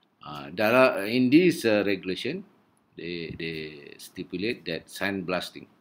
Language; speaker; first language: English; non-native, local second language; Malay